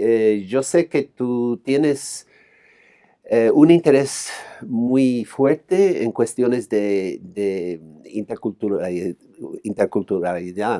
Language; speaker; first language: Spanish; non-native, fluent; English